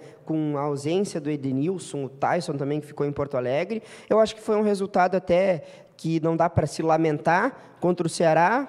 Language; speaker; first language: Portuguese; native; Portuguese